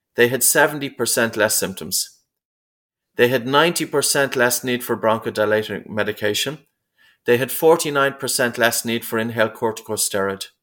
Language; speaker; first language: English; native; English